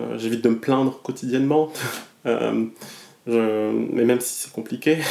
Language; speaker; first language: French; non-native, local second language; Malagasy